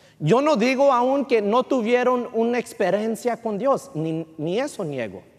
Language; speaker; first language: Spanish; early bilingual, heritage; Spanish